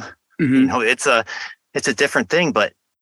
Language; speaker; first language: English; native; English